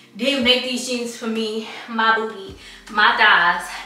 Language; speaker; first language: English; native; English